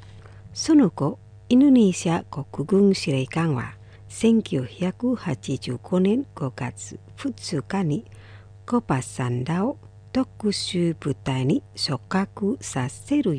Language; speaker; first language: Japanese; non-native, fluent; Indonesian